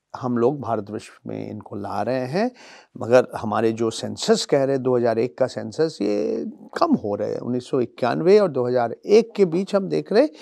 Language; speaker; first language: Hindi; non-native, local second language; Bangla